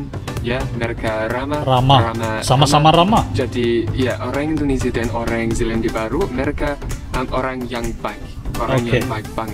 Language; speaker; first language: Indonesian; non-native, learner; English